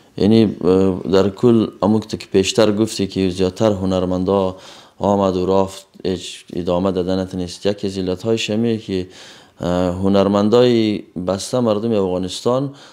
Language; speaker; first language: Persian; native; Persian